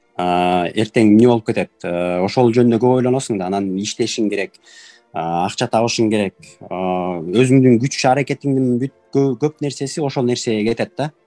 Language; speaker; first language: Kyrgyz; native; Kyrgyz